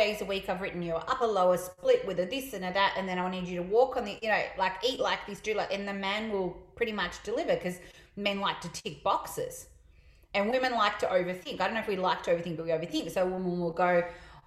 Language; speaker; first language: English; native; English